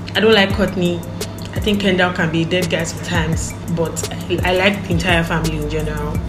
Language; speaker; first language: English; non-native, local second language; Igbo